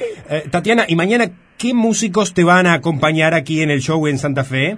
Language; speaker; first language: Spanish; native; Spanish